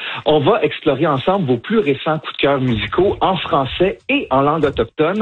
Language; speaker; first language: French; native; French